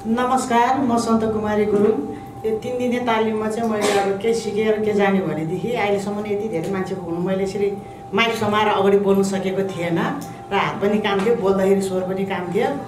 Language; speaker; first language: Nepali; native; Nepali